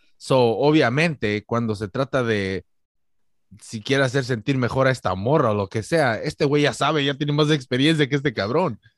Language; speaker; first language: Spanish; native; Spanish